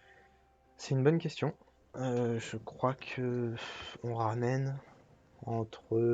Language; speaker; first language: French; native; French